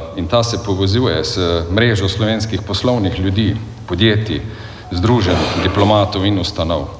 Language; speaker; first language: Slovenian; native; Slovenian